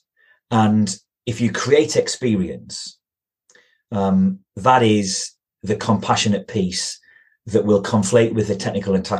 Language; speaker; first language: English; native; English